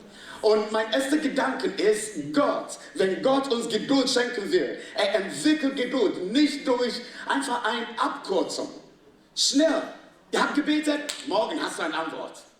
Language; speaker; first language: German; non-native, fluent; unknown